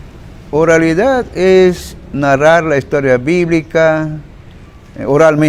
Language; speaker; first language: Spanish; non-native, local second language; Shipibo-Conibo